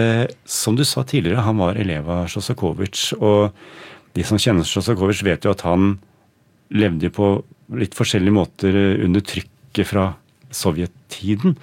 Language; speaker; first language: Norwegian; native; Norwegian